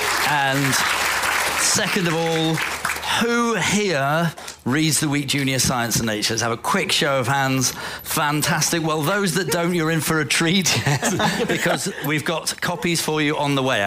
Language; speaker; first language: English; native; English